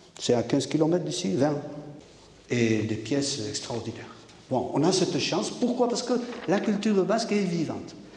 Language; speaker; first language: French; non-native, local second language; Basque